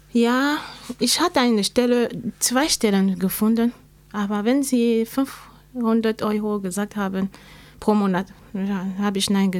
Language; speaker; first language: German; non-native, learner; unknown